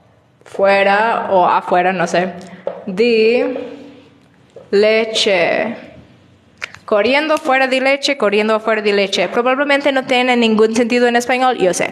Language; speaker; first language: Spanish; non-native, learner; English